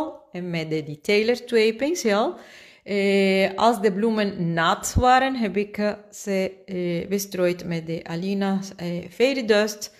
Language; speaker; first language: Dutch; non-native, fluent; Spanish